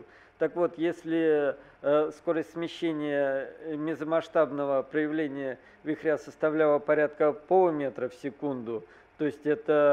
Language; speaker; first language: Russian; native; Russian